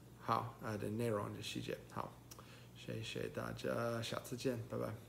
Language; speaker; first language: Chinese; non-native, learner; English